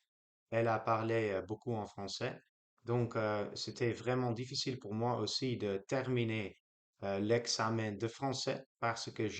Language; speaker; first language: French; non-native, learner; Dutch